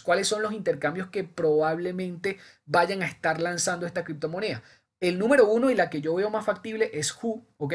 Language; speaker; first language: Spanish; native; Spanish